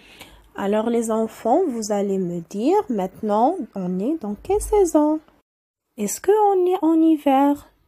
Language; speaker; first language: French; non-native, local second language; Arabic